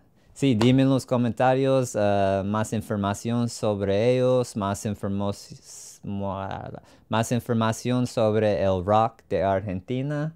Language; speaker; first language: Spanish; non-native, learner; English